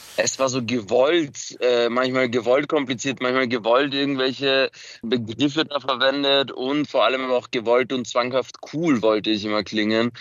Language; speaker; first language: German; early bilingual, other home language; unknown